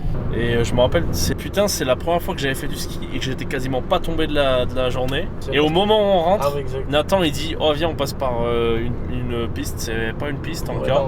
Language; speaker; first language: French; native; French